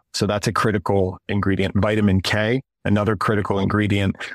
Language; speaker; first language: English; early bilingual, other home language; Russian